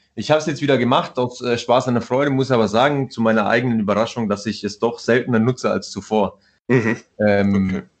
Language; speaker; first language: German; early bilingual, other home language; Italian